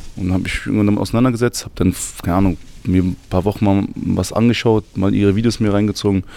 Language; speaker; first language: German; early bilingual, other home language; Arabic